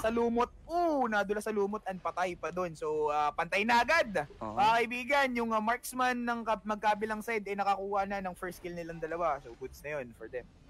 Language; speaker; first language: Filipino; native; Filipino